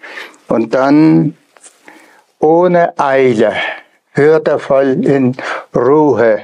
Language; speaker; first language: German; non-native, fluent; Tuvinian